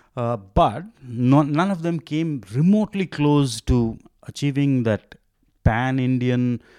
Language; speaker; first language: English; non-native, local second language; Tamil